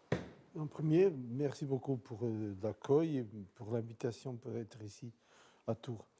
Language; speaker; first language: French; non-native, fluent; Portuguese